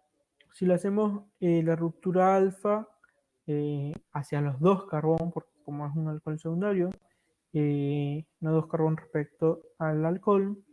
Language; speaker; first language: Spanish; native; Spanish